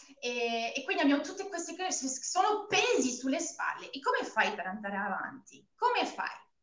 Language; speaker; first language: Italian; non-native, fluent; French